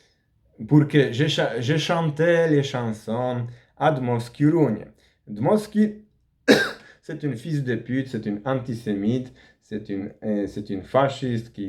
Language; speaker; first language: French; non-native, learner; Polish